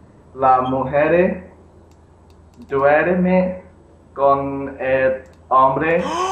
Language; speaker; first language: Spanish; non-native, learner; English